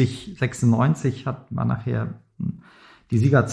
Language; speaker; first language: German; native; German